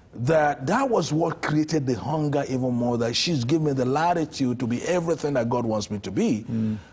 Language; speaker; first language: English; non-native, local second language; Yoruba